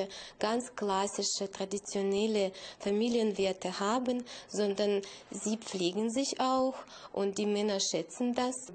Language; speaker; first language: German; non-native, fluent; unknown